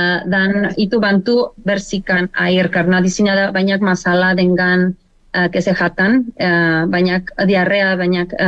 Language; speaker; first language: Indonesian; non-native, learner; Spanish